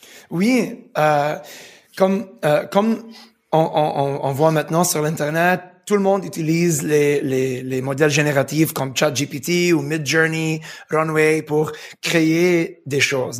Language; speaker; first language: French; early bilingual, heritage; French